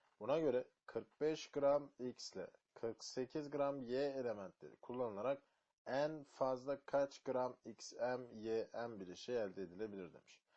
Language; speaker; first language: Turkish; native; Turkish